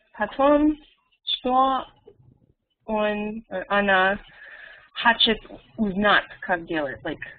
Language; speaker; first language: Russian; non-native, learner; English